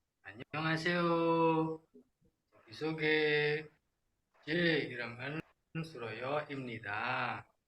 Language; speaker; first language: Korean; non-native, learner; Indonesian